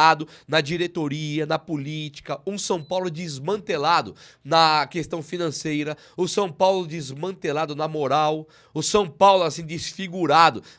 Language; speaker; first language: Portuguese; native; Portuguese